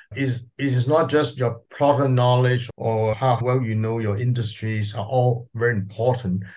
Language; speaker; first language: English; non-native, local second language; Cantonese